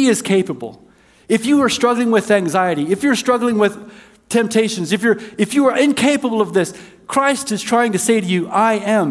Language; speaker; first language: English; native; English